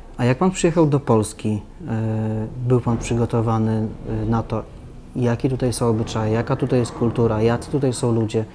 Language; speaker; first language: Polish; native; Polish